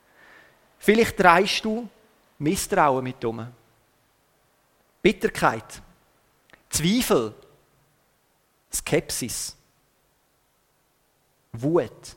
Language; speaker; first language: German; native; German